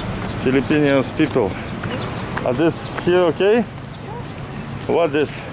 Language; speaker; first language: English; non-native, learner; Russian